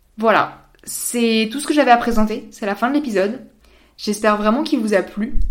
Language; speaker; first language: French; native; French